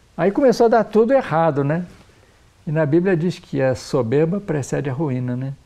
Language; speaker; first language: Portuguese; native; Portuguese